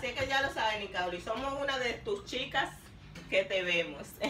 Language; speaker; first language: Spanish; native; Spanish